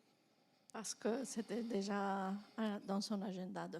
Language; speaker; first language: French; non-native, fluent; Spanish